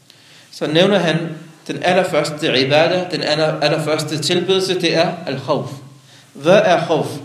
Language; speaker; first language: Danish; non-native, local second language; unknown